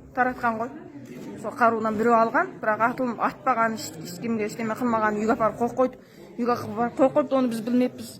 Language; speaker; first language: Kazakh; early bilingual, heritage; Kazakh